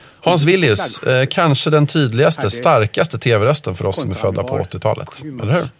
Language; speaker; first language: Swedish; native; Swedish